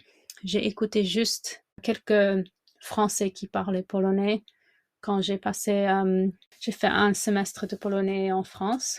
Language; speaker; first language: French; non-native, fluent; English